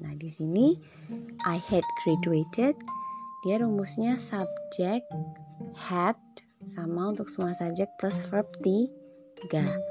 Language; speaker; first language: English; non-native, fluent; Indonesian